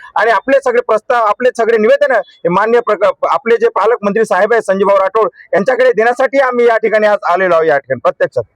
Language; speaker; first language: Marathi; non-native, local second language; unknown